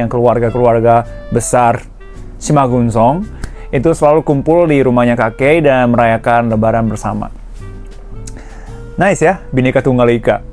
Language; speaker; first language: Indonesian; non-native, fluent; Japanese